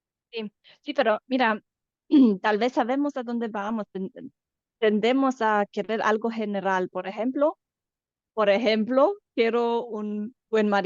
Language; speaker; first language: Spanish; non-native, fluent; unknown